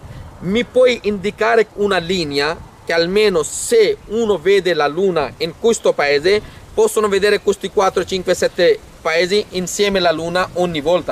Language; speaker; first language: Italian; non-native, fluent; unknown